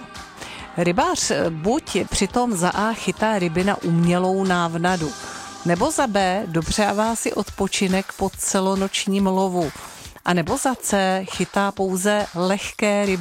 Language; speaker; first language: Czech; native; Czech